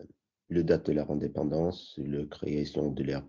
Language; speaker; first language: French; non-native, learner; English